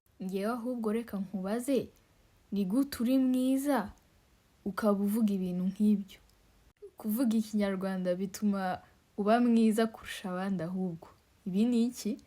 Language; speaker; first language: Kinyarwanda; early bilingual, heritage; Kinyarwanda